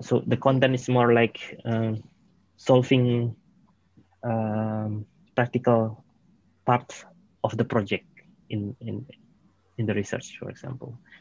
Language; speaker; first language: English; non-native, fluent; Indonesian